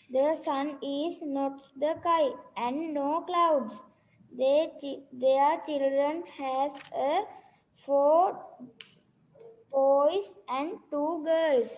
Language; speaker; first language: English; non-native, learner; Sinhala